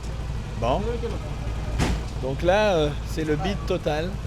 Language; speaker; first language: French; native; French